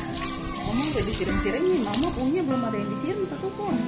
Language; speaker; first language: Indonesian; native; Indonesian